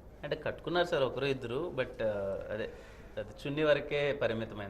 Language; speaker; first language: Telugu; native; Telugu